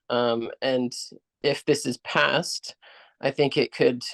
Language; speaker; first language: English; native; English